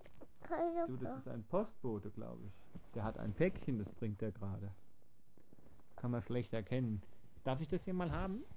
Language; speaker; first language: German; native; German